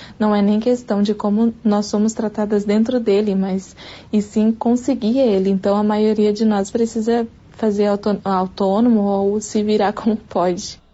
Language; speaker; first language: Portuguese; native; Portuguese